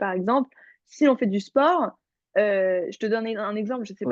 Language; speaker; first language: French; native; French